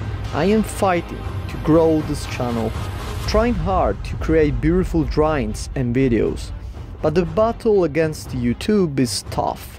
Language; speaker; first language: English; non-native, fluent; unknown